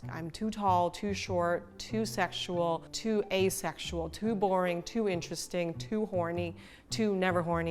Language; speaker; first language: English; early bilingual, other home language; Cantonese